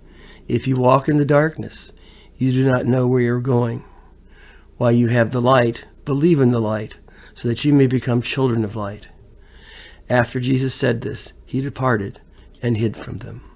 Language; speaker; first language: English; native; English